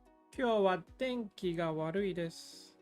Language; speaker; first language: Japanese; non-native, learner; English